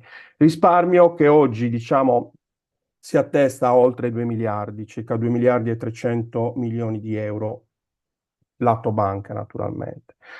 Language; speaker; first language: Italian; native; Italian